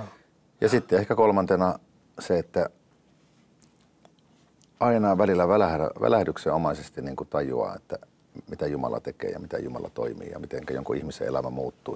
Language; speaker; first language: Finnish; native; Finnish